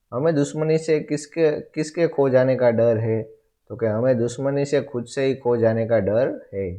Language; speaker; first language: Hindi; non-native, local second language; Gujarati